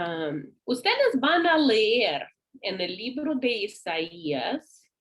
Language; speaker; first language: Spanish; non-native, learner; English